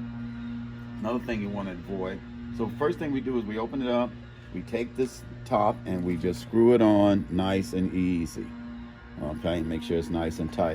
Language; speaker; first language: English; native; English